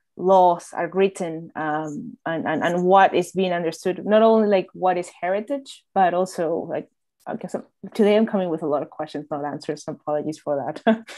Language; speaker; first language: English; non-native, fluent; Spanish